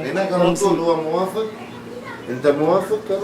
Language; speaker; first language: Arabic; non-native, learner; Turkish